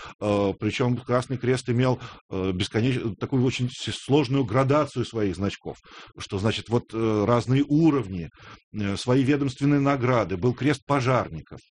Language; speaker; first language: Russian; native; Russian